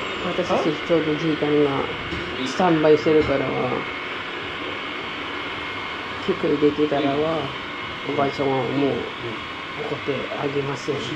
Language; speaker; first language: Japanese; non-native, learner; Filipino